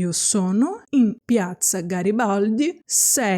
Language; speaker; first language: Italian; non-native, fluent; Portuguese